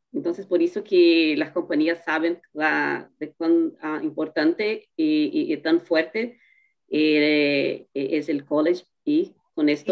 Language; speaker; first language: Spanish; non-native, fluent; Portuguese